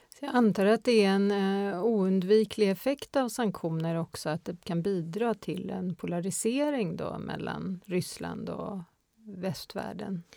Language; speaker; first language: Swedish; native; Swedish